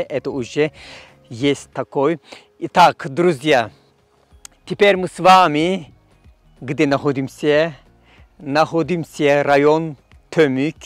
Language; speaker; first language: Russian; non-native, fluent; Turkish